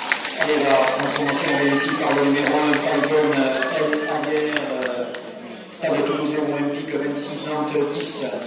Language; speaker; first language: French; native; French